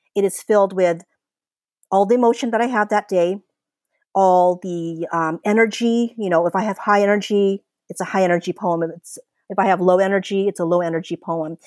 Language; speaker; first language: English; early bilingual, other home language; Filipino